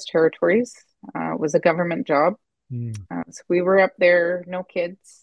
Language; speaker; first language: English; native; English